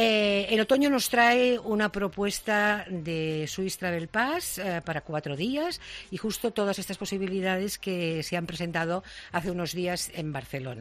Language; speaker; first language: Spanish; native; Spanish